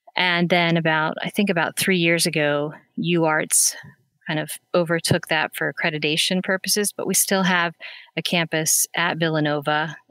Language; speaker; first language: English; native; English